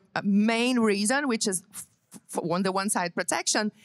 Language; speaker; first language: English; non-native, fluent; Portuguese